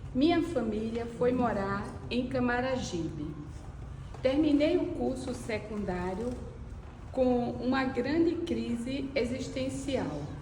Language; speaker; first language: Portuguese; native; Portuguese